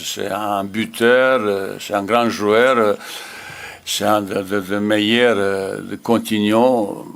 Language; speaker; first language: French; non-native, learner; Bosnian